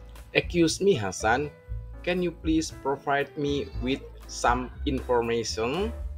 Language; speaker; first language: English; non-native, fluent; Indonesian